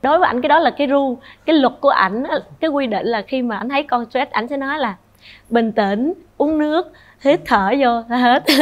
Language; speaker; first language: Vietnamese; native; Vietnamese